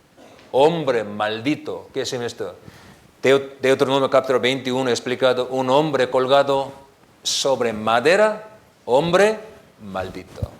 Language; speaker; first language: Spanish; non-native, learner; Korean